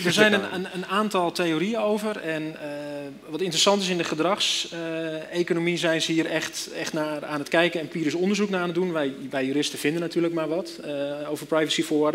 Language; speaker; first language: Dutch; native; Dutch